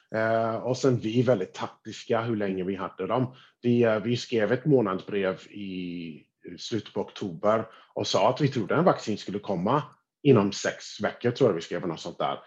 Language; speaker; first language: Swedish; non-native, fluent; English